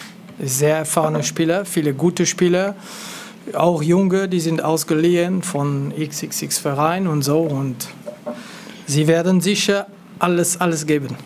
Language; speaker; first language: German; non-native, local second language; French